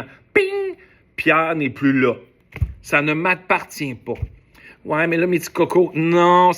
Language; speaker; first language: French; native; French